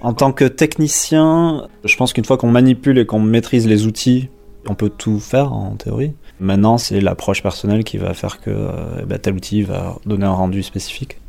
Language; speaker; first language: French; native; French